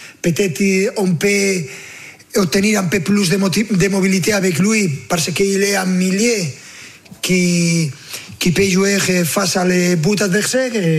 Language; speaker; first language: French; non-native, learner; Spanish